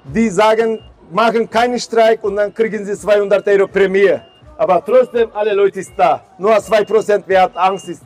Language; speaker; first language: German; non-native, learner; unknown